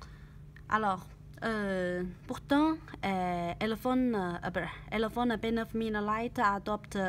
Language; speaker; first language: French; non-native, learner; Chinese